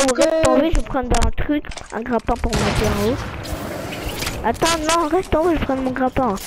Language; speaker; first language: French; native; French